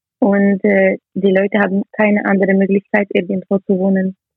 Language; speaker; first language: German; non-native, learner; Ukrainian